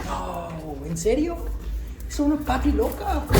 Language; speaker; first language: Spanish; non-native, learner; English